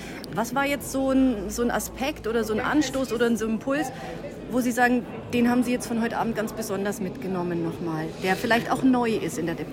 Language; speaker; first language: German; native; German